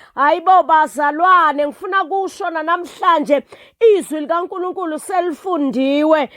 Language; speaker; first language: Zulu; non-native, local second language; Swati